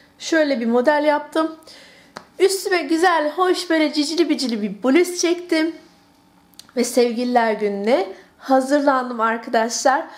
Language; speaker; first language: Turkish; early bilingual, heritage; Turkish